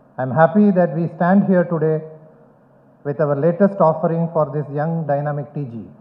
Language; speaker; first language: English; non-native, local second language; Tamil